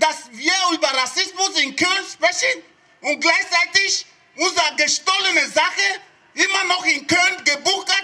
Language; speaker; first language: German; non-native, fluent; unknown